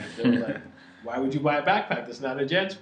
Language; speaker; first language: English; native; English